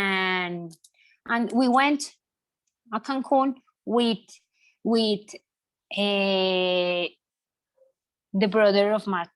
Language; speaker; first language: English; non-native, learner; Spanish